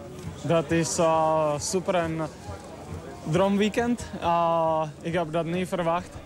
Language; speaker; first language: Dutch; non-native, fluent; Czech